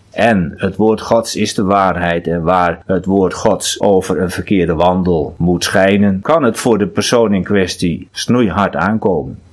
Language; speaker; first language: Dutch; non-native, local second language; Western Frisian